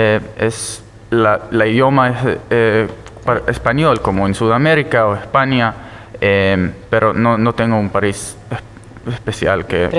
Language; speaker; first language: Spanish; early bilingual, heritage; Spanish